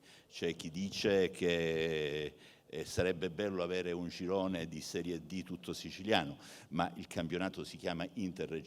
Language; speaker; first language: Italian; native; Italian